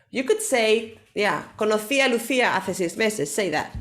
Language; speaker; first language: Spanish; native; Spanish